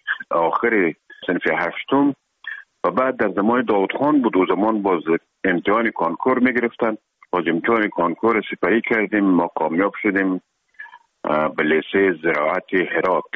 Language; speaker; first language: Persian; native; Persian